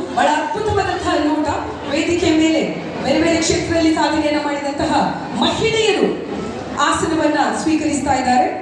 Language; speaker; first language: Kannada; native; Kannada